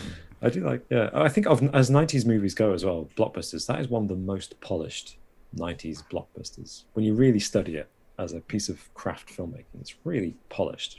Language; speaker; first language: English; native; English